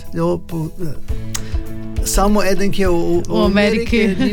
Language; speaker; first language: Slovenian; early bilingual, other home language; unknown